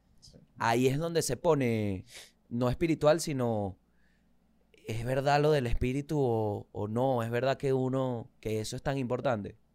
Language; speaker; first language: Spanish; native; Spanish